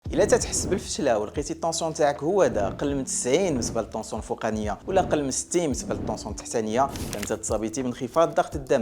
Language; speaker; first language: Arabic; native; Arabic